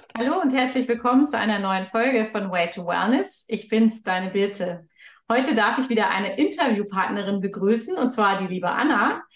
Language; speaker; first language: German; native; German